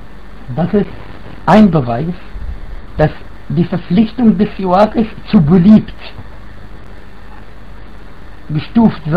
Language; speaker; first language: German; non-native, fluent; Arabic